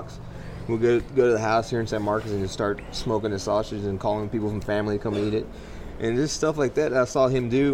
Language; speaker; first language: English; native; English